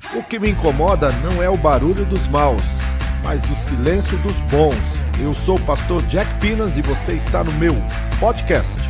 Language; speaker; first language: Portuguese; native; Portuguese